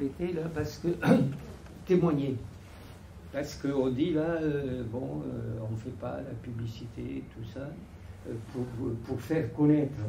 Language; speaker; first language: French; early bilingual, other home language; Spanish